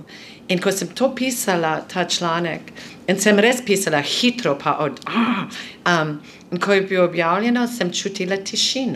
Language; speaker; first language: Slovenian; non-native, fluent; English